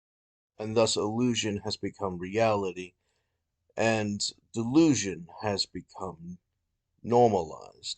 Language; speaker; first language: English; native; English